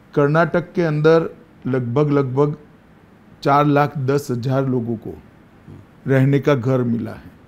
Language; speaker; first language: Hindi; non-native, local second language; Gujarati